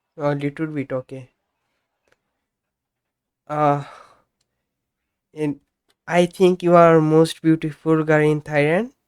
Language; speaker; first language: English; non-native, learner; Bangla